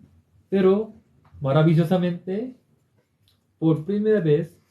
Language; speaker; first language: Spanish; non-native, learner; Korean